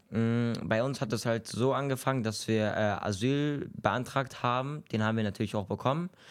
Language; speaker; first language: German; early bilingual, other home language; Kurdish